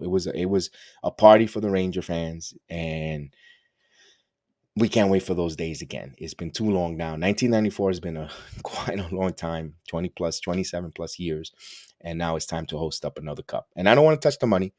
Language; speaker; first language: English; early bilingual, other home language; Spanish